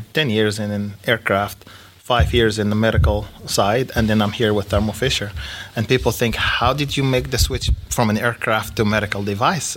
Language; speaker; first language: English; native; English